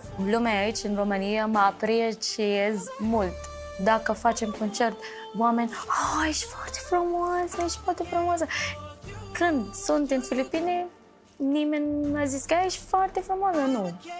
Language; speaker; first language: Romanian; non-native, learner; Filipino